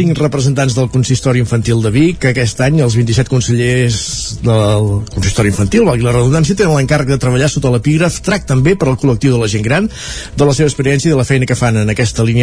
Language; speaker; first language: Catalan; native; Catalan